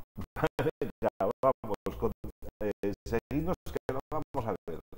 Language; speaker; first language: Spanish; native; Spanish